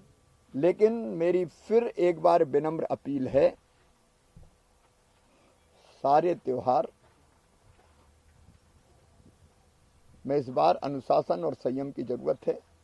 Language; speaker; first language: Hindi; native; Hindi